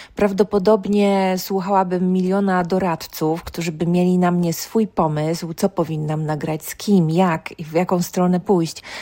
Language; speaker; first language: Polish; native; Polish